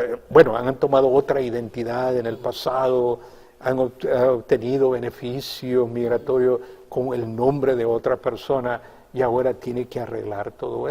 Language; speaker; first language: Spanish; native; Spanish